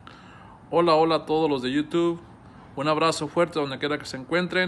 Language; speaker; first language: Spanish; native; Spanish